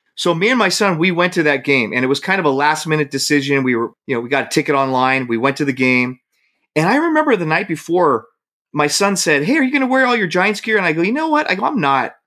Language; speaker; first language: English; native; English